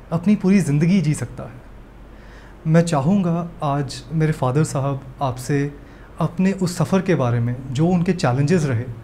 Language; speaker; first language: Hindi; native; Hindi